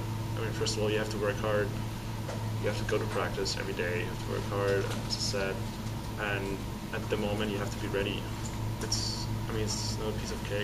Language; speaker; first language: English; non-native, fluent; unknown